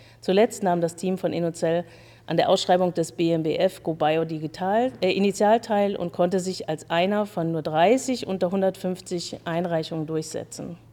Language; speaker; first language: German; native; German